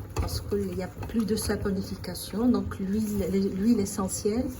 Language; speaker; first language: French; non-native, local second language; Arabic